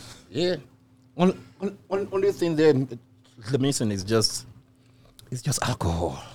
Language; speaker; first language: English; non-native, local second language; Igbo